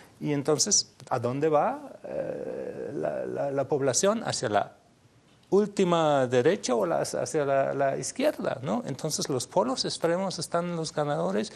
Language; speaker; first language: Spanish; non-native, fluent; German